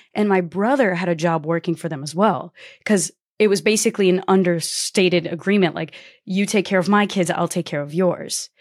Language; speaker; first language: English; early bilingual, other home language; Portuguese